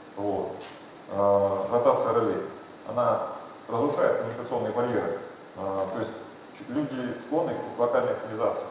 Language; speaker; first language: Russian; native; Russian